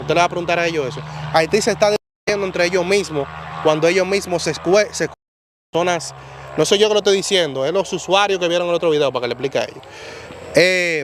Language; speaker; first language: Spanish; native; Spanish